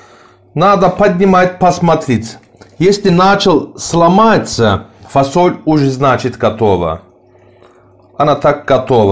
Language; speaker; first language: Russian; non-native, learner; Turkish